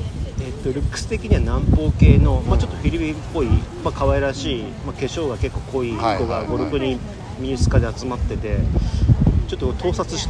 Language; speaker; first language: Japanese; native; Japanese